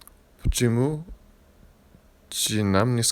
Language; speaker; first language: Russian; non-native, learner; English